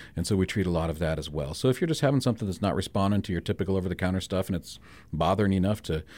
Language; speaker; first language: English; native; English